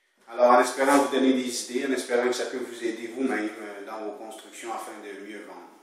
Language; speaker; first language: French; native; French